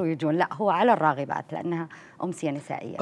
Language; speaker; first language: Arabic; native; Arabic